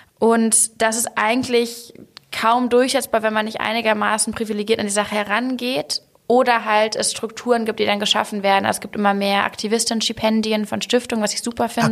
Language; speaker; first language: German; native; German